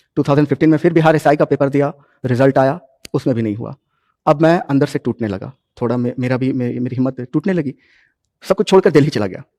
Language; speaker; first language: Hindi; native; Hindi